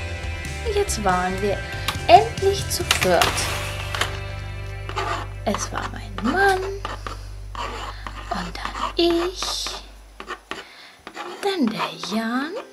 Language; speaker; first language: German; early bilingual, other home language; Russian